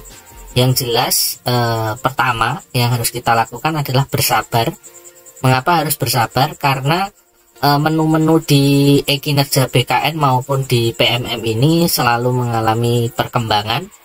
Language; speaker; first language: Indonesian; native; Indonesian